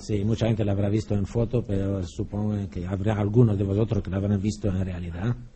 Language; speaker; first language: Spanish; non-native, fluent; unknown